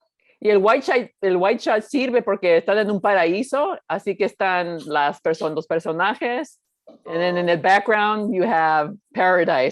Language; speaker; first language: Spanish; early bilingual, heritage; Spanish